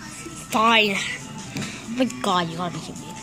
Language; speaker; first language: English; native; English